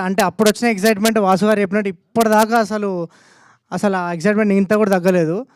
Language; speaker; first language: Telugu; native; Telugu